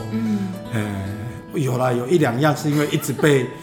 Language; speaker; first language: Chinese; native; Chinese